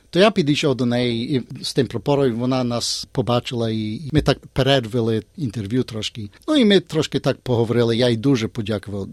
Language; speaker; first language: Ukrainian; early bilingual, heritage; Ukrainian